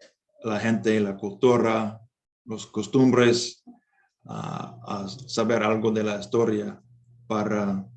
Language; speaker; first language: Spanish; non-native, fluent; English